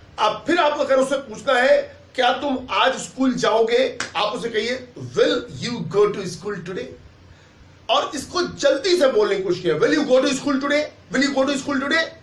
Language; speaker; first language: Hindi; native; Hindi